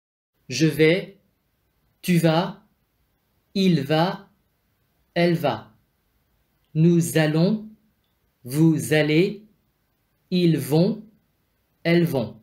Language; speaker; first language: French; non-native, fluent; Vietnamese